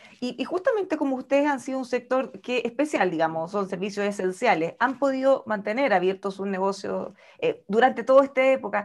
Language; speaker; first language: Spanish; native; Spanish